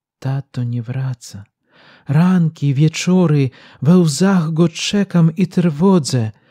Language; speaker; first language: Polish; early bilingual, heritage; Polish